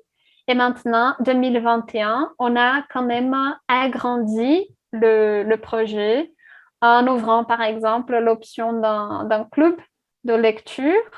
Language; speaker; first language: French; non-native, fluent; Portuguese